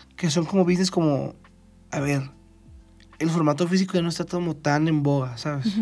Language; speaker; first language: Spanish; native; Spanish